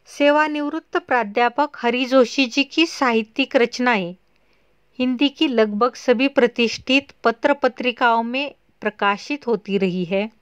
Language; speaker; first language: Hindi; non-native, local second language; Marathi